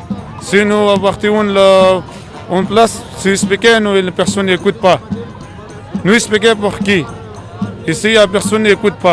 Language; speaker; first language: French; non-native, learner; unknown